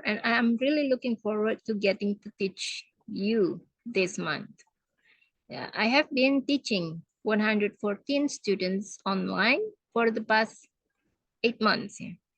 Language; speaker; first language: English; non-native, fluent; Indonesian